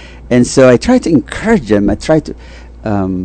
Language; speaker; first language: English; non-native, fluent; Tigrinya